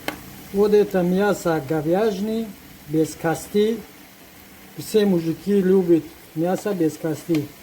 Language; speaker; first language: Russian; non-native, learner; Tajik